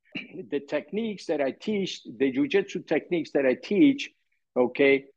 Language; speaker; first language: English; early bilingual, other home language; Persian